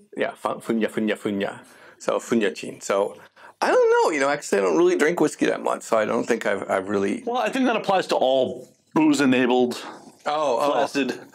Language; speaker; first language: English; native; English